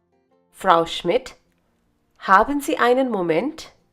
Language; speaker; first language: German; non-native, fluent; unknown